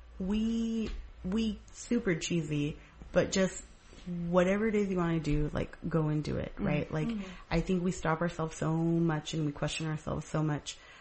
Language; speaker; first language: English; early bilingual, other home language; Spanish